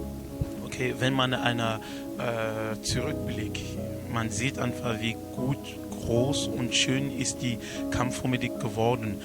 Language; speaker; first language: German; non-native, fluent; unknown